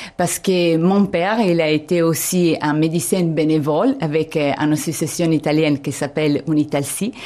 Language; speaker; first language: French; non-native, fluent; Italian